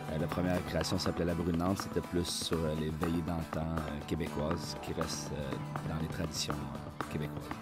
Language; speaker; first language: French; native; French